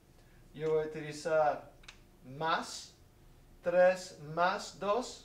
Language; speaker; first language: Spanish; non-native, fluent; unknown